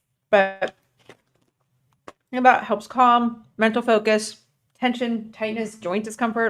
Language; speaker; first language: English; native; English